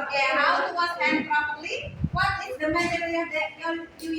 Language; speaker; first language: English; non-native, fluent; Indonesian